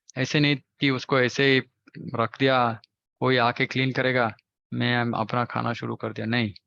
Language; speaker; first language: Hindi; non-native, local second language; Kannada